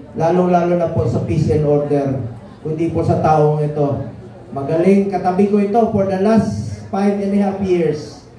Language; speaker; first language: Filipino; non-native, local second language; Cebuano